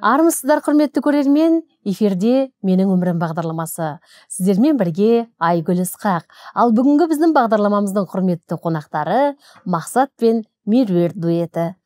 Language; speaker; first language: Kazakh; native; Kazakh